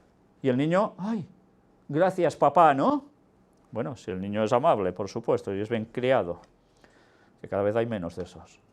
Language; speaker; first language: Spanish; native; Spanish